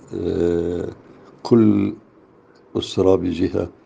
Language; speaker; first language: Arabic; native; Arabic